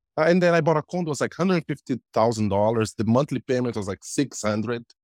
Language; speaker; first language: English; non-native, fluent; Portuguese